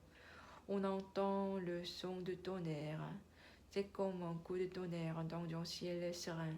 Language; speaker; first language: French; non-native, learner; Korean